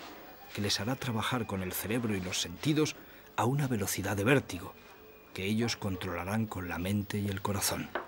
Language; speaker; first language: Spanish; native; Spanish